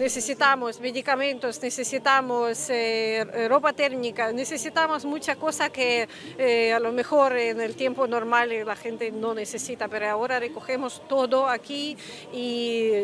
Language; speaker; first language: Spanish; non-native, fluent; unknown